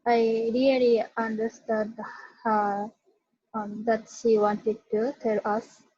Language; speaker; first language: English; non-native, learner; Japanese